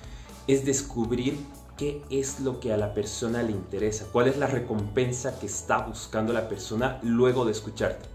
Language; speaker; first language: Spanish; native; Spanish